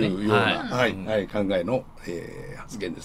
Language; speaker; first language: Japanese; native; Japanese